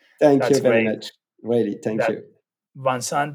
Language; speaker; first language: English; non-native, fluent; French